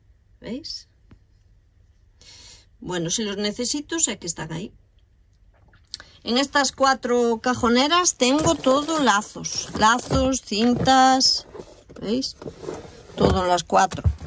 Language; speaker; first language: Spanish; native; Spanish